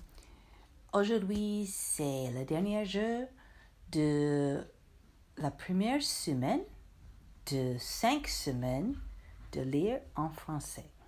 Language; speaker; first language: French; non-native, learner; English